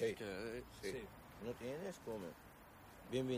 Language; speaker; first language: Spanish; non-native, learner; Arabic